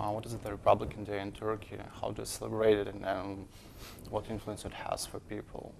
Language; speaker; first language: English; non-native, fluent; Ukrainian